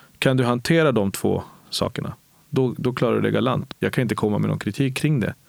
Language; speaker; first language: Swedish; early bilingual, other home language; Spanish